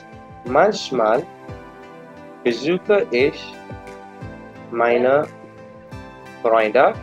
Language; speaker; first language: German; non-native, learner; Hindi